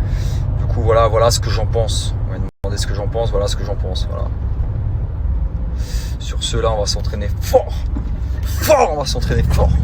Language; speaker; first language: French; native; French